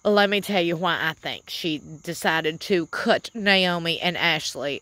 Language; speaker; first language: English; native; English